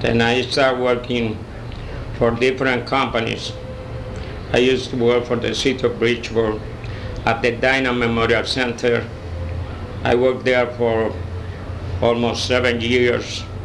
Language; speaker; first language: English; non-native, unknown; Spanish